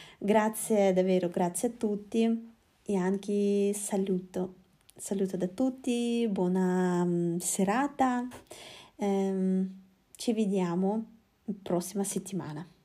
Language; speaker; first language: Italian; non-native, fluent; Russian